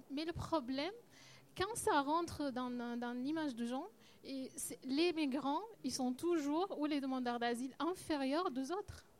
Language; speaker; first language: French; non-native, learner; Arabic